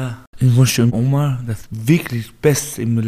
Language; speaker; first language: German; non-native, learner; Baluchi